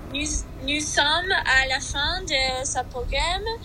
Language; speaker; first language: French; non-native, learner; English